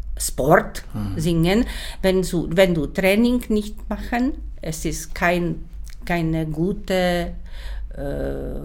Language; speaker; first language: German; non-native, learner; Czech